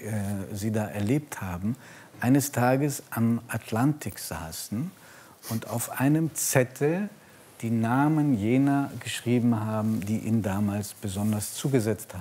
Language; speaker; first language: German; native; German